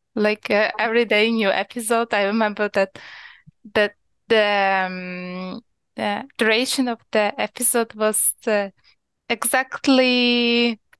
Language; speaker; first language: English; non-native, learner; Ukrainian